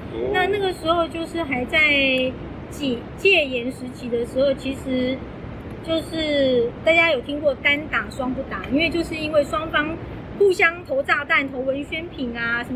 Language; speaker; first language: Chinese; native; Chinese